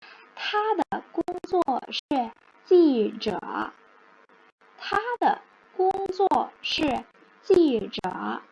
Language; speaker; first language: Chinese; non-native, fluent; Indonesian